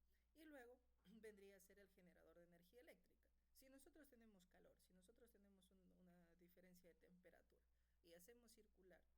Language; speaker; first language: Spanish; native; Spanish